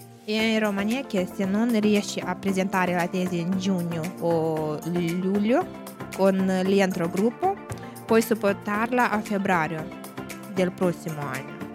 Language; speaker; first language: Italian; non-native, learner; Romanian